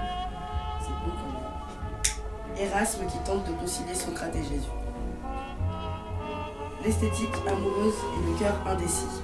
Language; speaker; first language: French; native; French